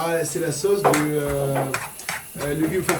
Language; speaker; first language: French; non-native, local second language; Arabic